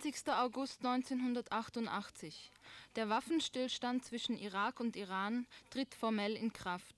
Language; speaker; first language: German; native; German